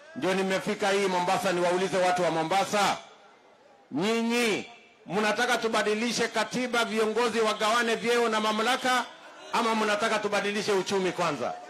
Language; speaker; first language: Swahili; non-native, local second language; Kalenjin